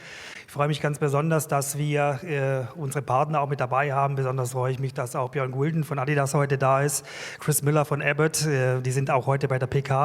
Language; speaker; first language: German; native; German